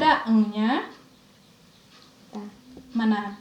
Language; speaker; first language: Indonesian; native; Indonesian